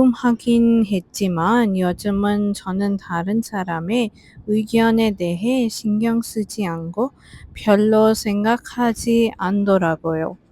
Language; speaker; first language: Korean; non-native, fluent; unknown